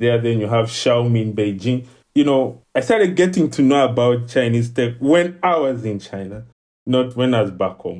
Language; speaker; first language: English; non-native, local second language; Ganda